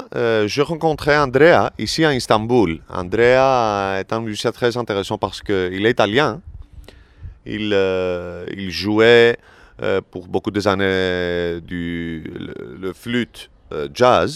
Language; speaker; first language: French; non-native, learner; Greek